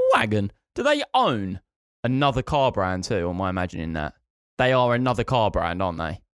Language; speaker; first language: English; native; English